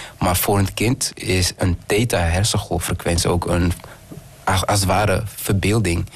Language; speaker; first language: Dutch; early bilingual, other home language; Kinyarwanda